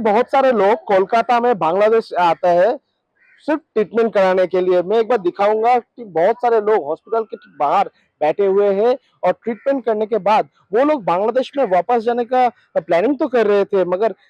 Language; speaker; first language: Hindi; non-native, local second language; Bangla